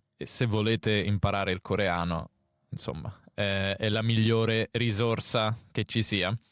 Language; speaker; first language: Italian; native; Italian